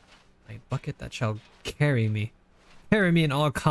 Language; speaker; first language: English; native; English